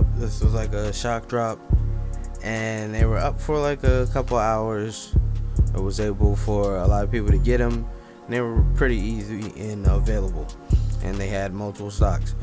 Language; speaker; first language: English; native; English